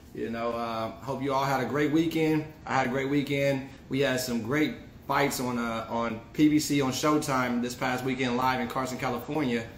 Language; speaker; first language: English; native; English